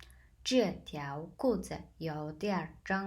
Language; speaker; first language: Chinese; non-native, fluent; Mongolian